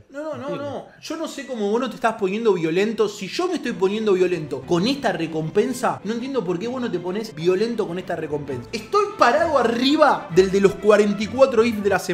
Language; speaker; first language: Spanish; native; Spanish